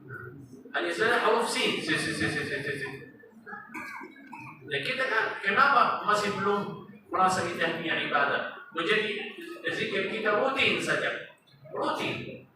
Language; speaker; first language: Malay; non-native, fluent; Arabic